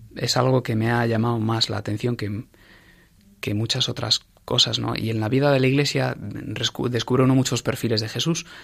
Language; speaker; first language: Spanish; native; Spanish